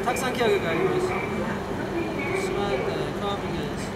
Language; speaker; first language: Japanese; non-native, learner; English